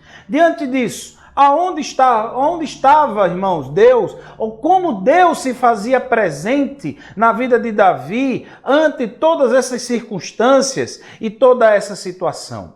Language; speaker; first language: Portuguese; native; Portuguese